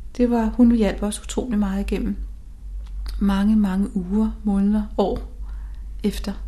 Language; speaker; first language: Danish; native; Danish